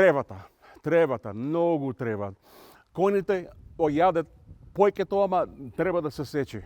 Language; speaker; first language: Macedonian; early bilingual, heritage; Macedonian